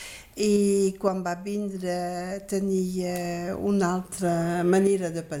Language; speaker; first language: Catalan; early bilingual, heritage; Catalan